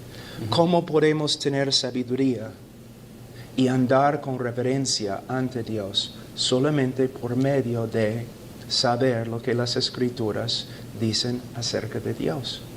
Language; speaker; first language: Spanish; non-native, fluent; English